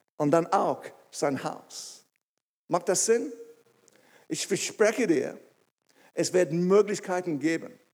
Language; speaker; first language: German; non-native, fluent; English